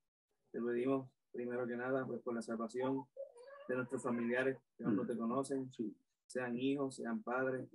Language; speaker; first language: Spanish; native; Spanish